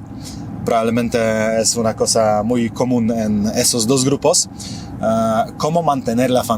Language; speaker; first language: Spanish; non-native, fluent; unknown